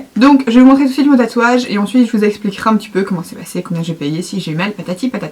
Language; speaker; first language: French; native; French